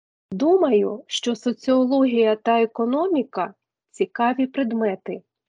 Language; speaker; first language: Ukrainian; native; Ukrainian